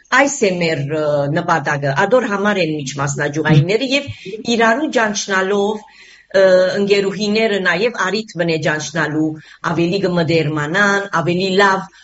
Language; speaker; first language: Armenian; early bilingual, heritage; Armenian